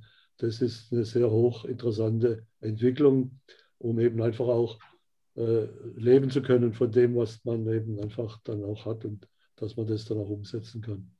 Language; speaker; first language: German; native; German